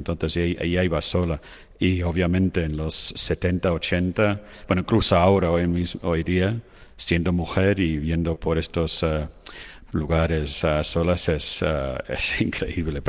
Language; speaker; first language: Spanish; non-native, fluent; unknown